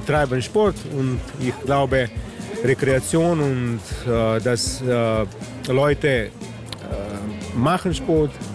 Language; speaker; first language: German; non-native, learner; Slovenian